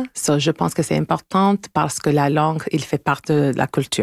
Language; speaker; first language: French; non-native, local second language; English